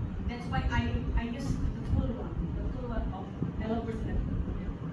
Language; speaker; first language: English; non-native, fluent; Indonesian